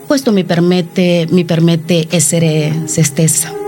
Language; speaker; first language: Italian; non-native, fluent; Spanish